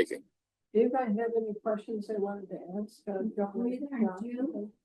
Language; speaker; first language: English; native; English